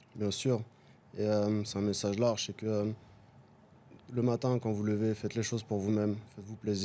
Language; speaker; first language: French; native; French